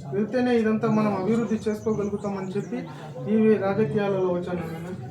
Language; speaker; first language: Telugu; native; Telugu